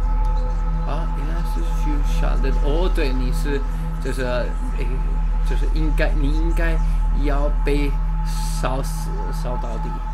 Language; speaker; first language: Chinese; non-native, fluent; English